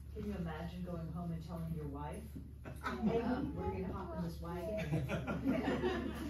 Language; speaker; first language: English; native; English